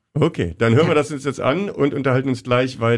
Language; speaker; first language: German; native; German